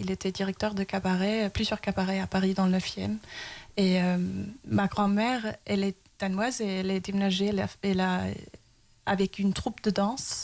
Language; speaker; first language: French; early bilingual, heritage; Danish